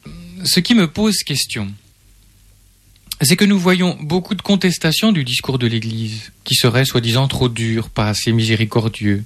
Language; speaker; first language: French; native; French